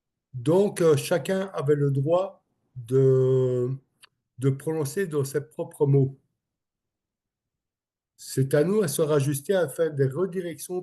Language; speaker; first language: French; non-native, local second language; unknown